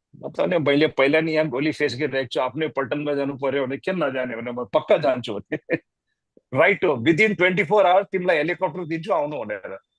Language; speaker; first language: Nepali; native; Nepali